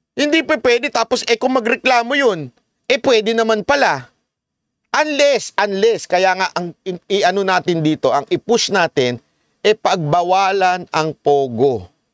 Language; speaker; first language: Filipino; native; Filipino